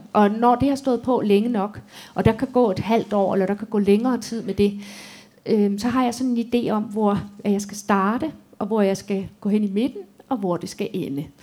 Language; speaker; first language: Danish; native; Danish